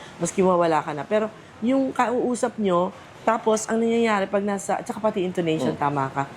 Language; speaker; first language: Filipino; native; Filipino